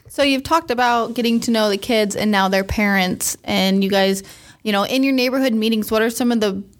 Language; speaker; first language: English; native; English